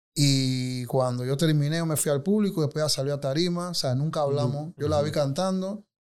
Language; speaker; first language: Spanish; native; Spanish